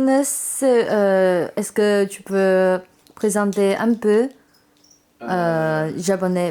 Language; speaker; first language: French; non-native, learner; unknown